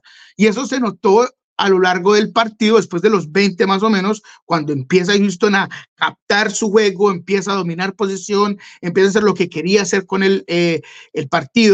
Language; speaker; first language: Spanish; native; Spanish